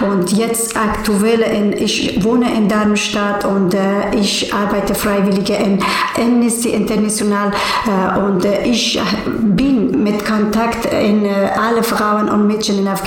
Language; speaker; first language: German; non-native, learner; Persian